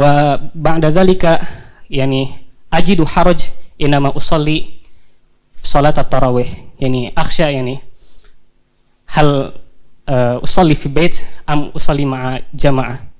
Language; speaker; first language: Arabic; non-native, fluent; Indonesian